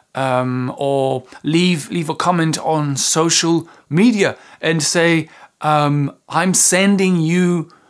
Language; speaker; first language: English; non-native, fluent; French